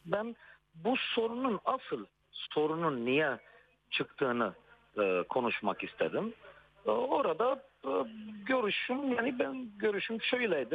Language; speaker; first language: Turkish; non-native, fluent; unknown